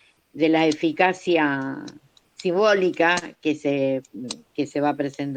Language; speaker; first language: Spanish; native; Spanish